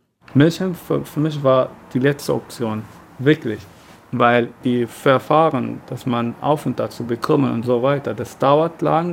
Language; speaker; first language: German; non-native, learner; Arabic